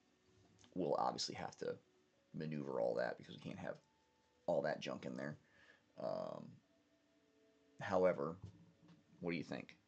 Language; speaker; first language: English; native; English